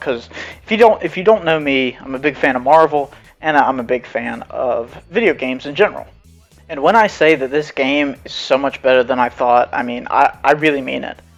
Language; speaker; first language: English; native; English